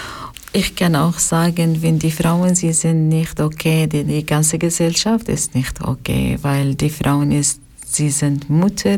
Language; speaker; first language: German; non-native, learner; Arabic